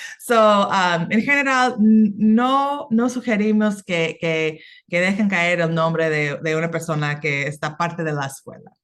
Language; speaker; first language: Spanish; non-native, fluent; English